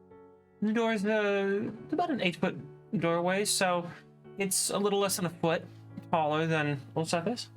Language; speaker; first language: English; native; English